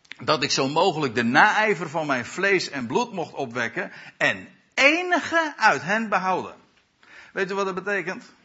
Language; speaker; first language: Dutch; native; Dutch